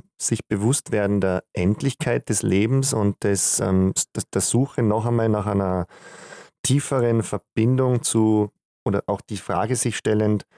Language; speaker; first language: German; native; German